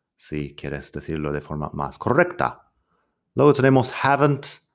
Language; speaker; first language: Spanish; non-native, fluent; English